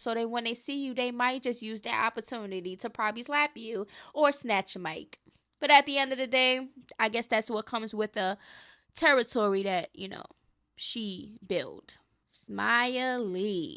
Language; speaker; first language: English; native; English